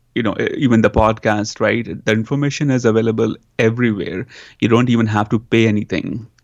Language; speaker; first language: English; non-native, local second language; Hindi